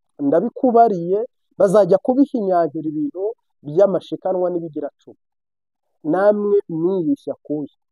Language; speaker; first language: Kinyarwanda; native; Kinyarwanda